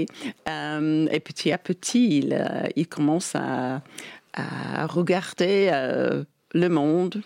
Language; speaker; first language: French; non-native, fluent; English